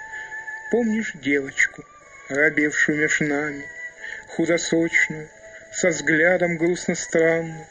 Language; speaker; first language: Russian; native; Russian